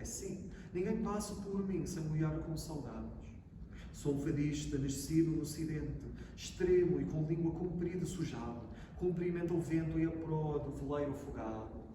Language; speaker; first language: Portuguese; non-native, fluent; English